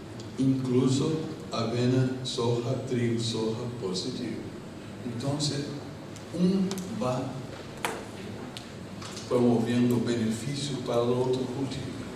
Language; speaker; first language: Spanish; non-native, fluent; Portuguese